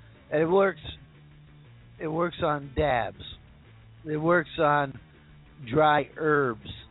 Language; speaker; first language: English; native; English